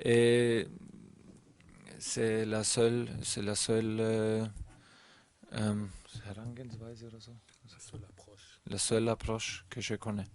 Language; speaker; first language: French; non-native, learner; German